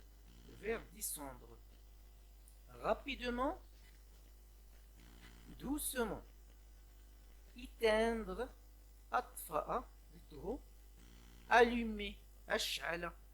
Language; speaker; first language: French; non-native, local second language; Arabic